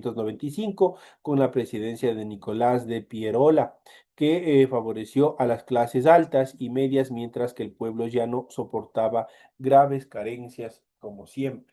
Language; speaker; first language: Spanish; native; Spanish